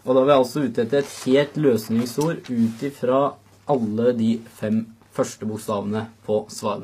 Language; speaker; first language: Norwegian; native; Norwegian